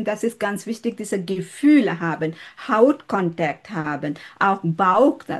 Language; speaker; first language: German; non-native, fluent; Sinhala